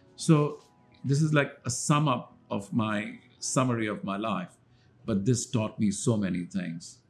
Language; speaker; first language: English; non-native, local second language; Hindi